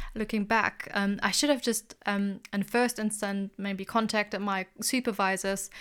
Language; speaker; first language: English; non-native, fluent; German